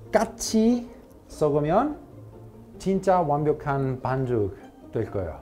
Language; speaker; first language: Korean; non-native, learner; Italian